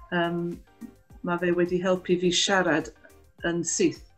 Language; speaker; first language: Welsh; non-native, fluent; English